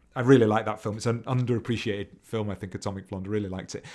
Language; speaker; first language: English; native; English